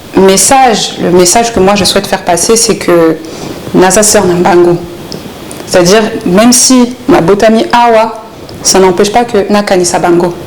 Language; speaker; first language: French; early bilingual, other home language; Lingala